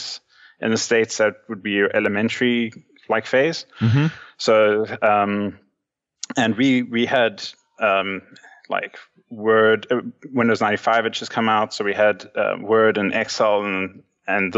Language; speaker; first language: English; native; English